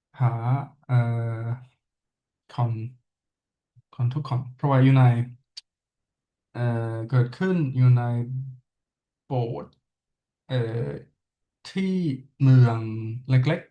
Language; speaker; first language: Thai; non-native, learner; English